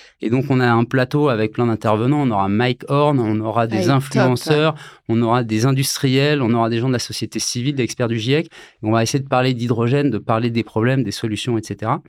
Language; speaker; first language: French; native; French